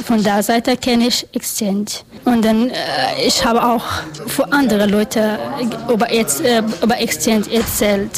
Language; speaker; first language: German; non-native, learner; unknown